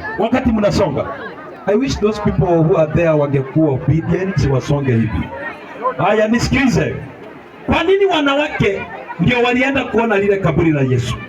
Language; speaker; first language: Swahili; non-native, local second language; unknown